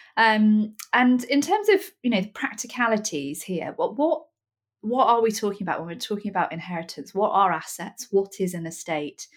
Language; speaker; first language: English; native; English